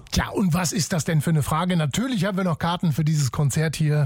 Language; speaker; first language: German; native; German